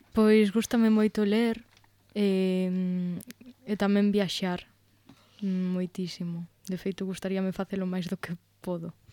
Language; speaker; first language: Galician; native; Galician